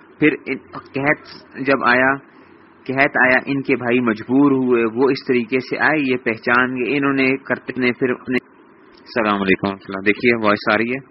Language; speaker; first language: Urdu; native; Urdu